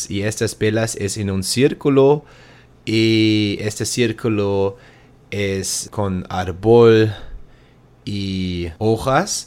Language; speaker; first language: Spanish; non-native, learner; German